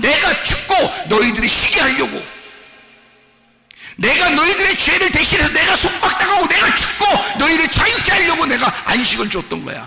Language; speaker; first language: Korean; native; Korean